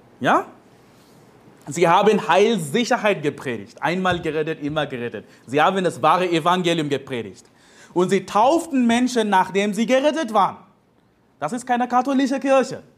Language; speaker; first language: German; non-native, fluent; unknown